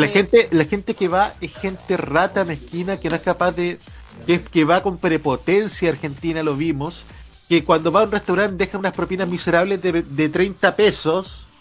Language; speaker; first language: Spanish; native; Spanish